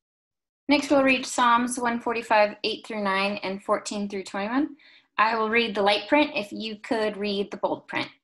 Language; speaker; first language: English; native; English